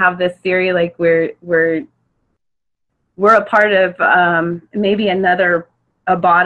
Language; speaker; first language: English; native; English